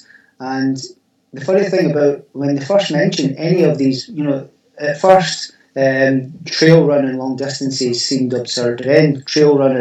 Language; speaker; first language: English; native; English